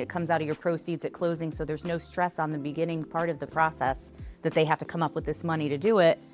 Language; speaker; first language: English; native; English